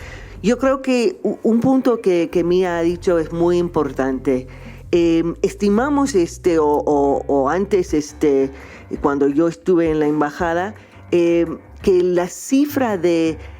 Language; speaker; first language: Spanish; non-native, fluent; English